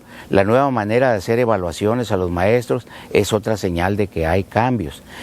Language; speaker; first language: Spanish; native; Spanish